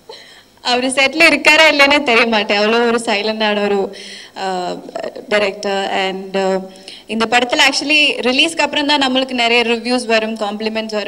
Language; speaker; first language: Tamil; non-native, fluent; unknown